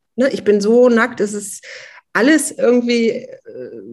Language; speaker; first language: German; native; German